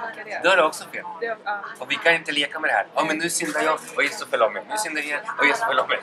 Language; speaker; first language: Swedish; non-native, fluent; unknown